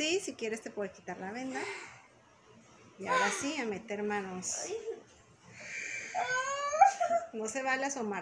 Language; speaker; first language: Spanish; native; Spanish